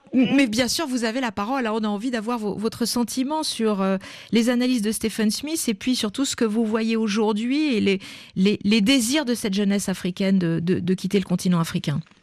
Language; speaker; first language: French; native; French